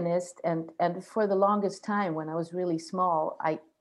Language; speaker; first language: English; non-native, fluent; Swedish